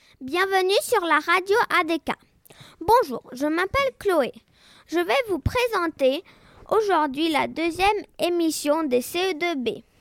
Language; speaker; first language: French; non-native, learner; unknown